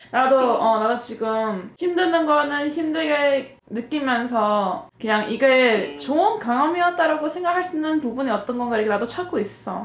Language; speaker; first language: Korean; early bilingual, heritage; Korean